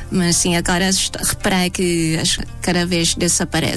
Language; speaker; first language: Portuguese; non-native, fluent; Thai